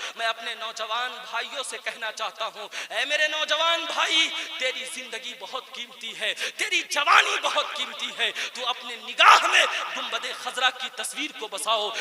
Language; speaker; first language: Urdu; native; Urdu